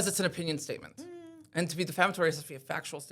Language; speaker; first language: English; native; English